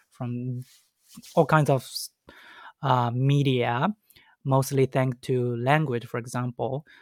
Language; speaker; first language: English; non-native, fluent; Chinese